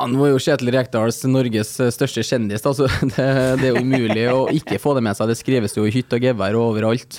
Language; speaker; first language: Norwegian; native; Norwegian